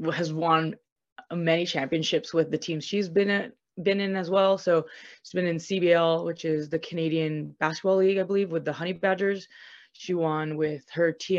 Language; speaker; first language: English; native; English